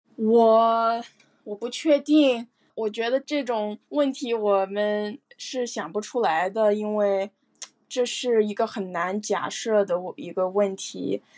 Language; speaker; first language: Chinese; early bilingual, heritage; Chinese